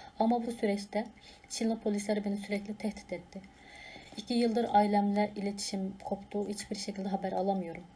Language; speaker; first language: Turkish; non-native, fluent; Uyghur